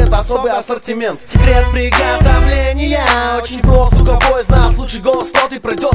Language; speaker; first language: Russian; native; Russian